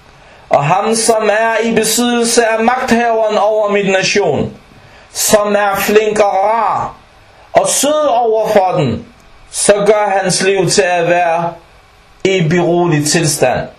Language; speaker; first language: Danish; non-native, fluent; Arabic